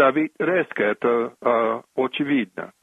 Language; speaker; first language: Russian; non-native, fluent; English